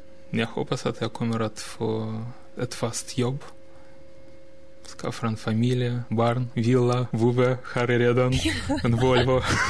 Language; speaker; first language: Swedish; non-native, fluent; Russian